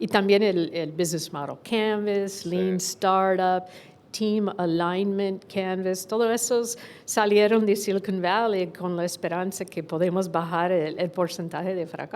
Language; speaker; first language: Spanish; non-native, fluent; English